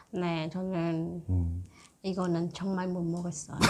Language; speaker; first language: Korean; non-native, learner; Khmer